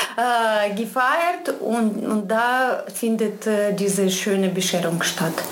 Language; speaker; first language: German; non-native, fluent; Russian